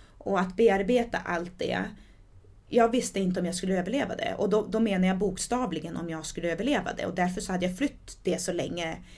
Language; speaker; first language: Swedish; early bilingual, other home language; Portuguese